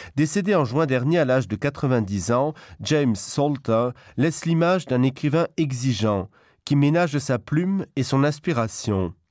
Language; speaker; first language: French; non-native, local second language; Luxembourgish